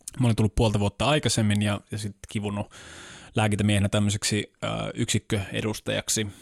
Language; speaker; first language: Finnish; native; Finnish